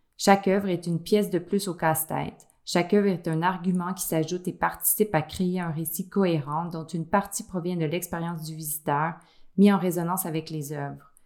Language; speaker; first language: French; native; French